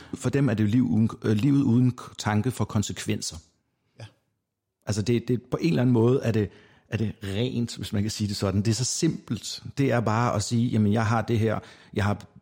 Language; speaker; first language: Danish; native; Danish